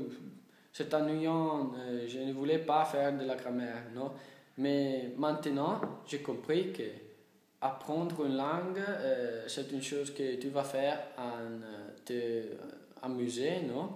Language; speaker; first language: French; non-native, learner; Italian